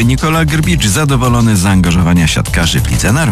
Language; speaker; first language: Polish; native; Polish